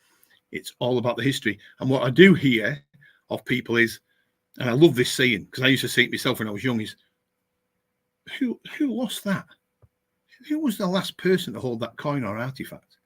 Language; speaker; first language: English; native; English